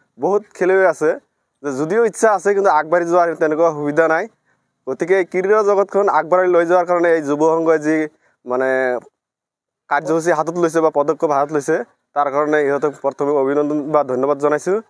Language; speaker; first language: Assamese; non-native, local second language; Bangla